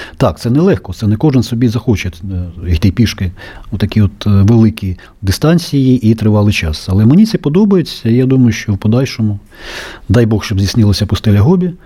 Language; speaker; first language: Ukrainian; native; Ukrainian